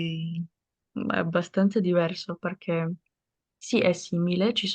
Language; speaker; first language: Italian; non-native, fluent; Macedonian